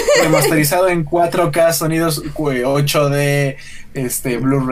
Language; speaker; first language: Spanish; native; Spanish